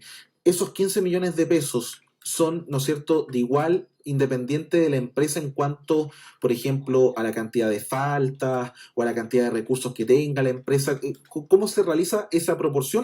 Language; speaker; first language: Spanish; native; Spanish